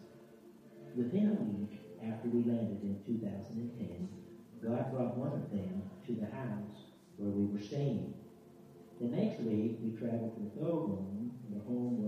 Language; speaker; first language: English; native; English